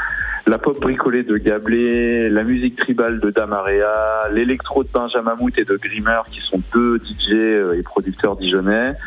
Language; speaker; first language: French; native; French